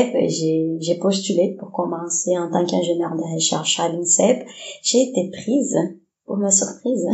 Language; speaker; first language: French; non-native, fluent; Portuguese